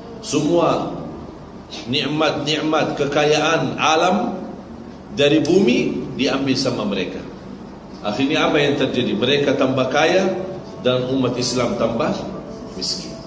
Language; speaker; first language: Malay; non-native, fluent; Arabic